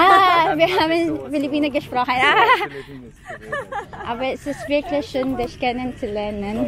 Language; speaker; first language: German; non-native, learner; Filipino